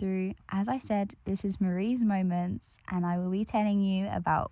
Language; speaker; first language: English; native; English